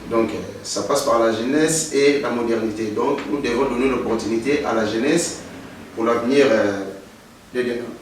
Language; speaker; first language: French; non-native, local second language; Lingala